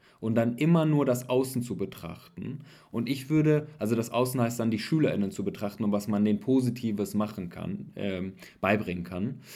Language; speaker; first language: German; early bilingual, other home language; Persian